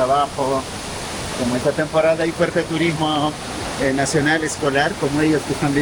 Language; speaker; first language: Spanish; native; Spanish